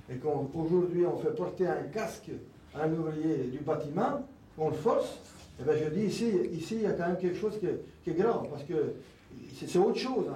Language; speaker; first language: French; native; French